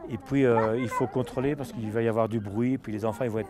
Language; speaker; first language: French; native; French